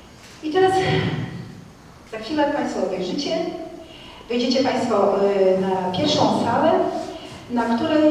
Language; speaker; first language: Polish; native; Polish